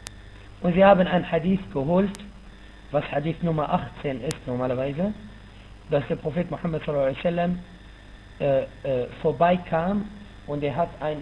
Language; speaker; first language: German; non-native, fluent; Arabic